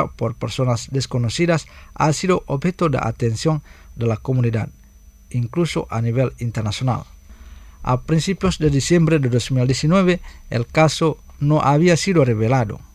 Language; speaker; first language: Spanish; non-native, fluent; Indonesian